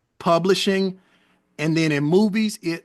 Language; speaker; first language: English; native; English